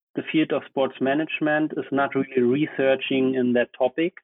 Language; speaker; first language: English; non-native, fluent; German